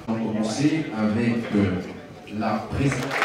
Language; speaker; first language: French; non-native, fluent; Spanish